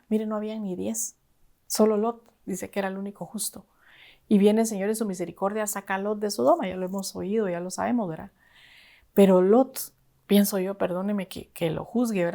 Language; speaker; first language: Spanish; native; Spanish